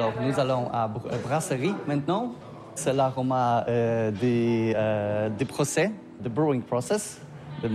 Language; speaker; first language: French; non-native, learner; Polish